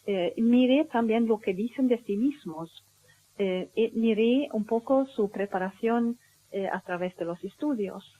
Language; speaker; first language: Spanish; non-native, fluent; Swedish